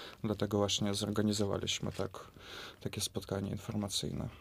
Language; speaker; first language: Polish; non-native, fluent; Russian